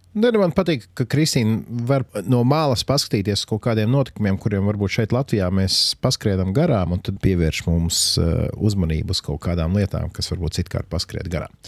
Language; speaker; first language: Latvian; native; Latvian